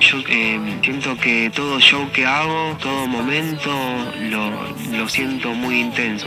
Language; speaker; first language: Spanish; native; Spanish